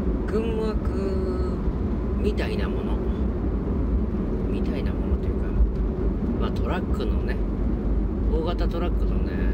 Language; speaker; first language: Japanese; native; Japanese